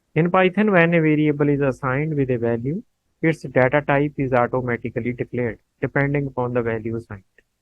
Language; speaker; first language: English; non-native, local second language; Punjabi